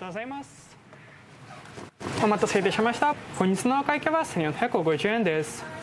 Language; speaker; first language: Japanese; non-native, learner; Ukrainian